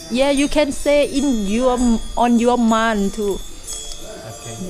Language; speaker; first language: English; non-native, learner; Thai